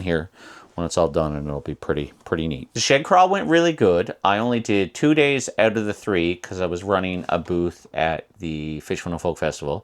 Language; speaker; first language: English; native; English